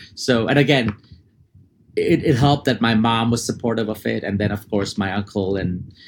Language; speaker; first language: English; early bilingual, other home language; Arabic